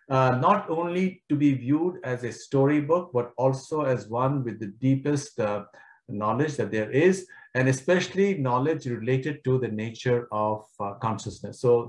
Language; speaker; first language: English; non-native, local second language; Kashmiri